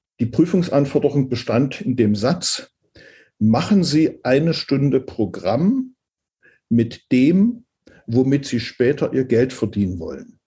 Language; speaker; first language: German; native; German